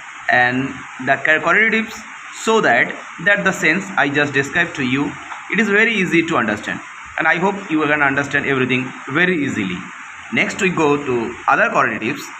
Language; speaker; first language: English; non-native, local second language; Bangla